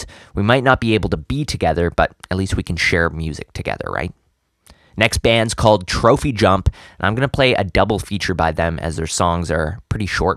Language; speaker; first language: English; native; English